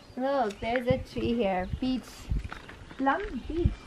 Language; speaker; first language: English; non-native, local second language; Tangkhul Naga (India)